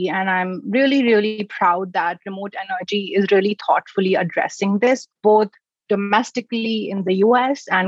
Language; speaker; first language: English; non-native, local second language; Hindi